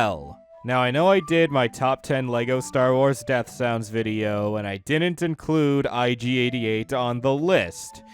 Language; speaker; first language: English; native; English